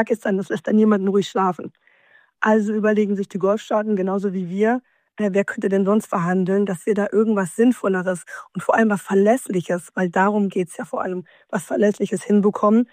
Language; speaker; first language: German; native; German